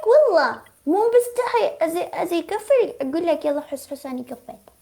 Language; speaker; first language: Arabic; non-native, learner; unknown